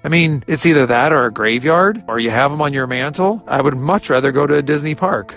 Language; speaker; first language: English; native; English